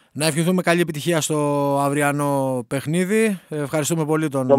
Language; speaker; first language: Greek; native; Greek